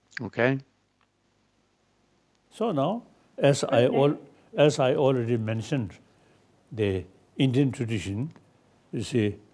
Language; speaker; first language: English; non-native, learner; Tibetan